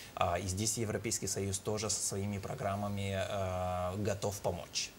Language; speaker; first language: Russian; non-native, fluent; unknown